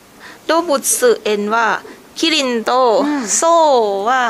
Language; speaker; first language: Japanese; non-native, learner; Thai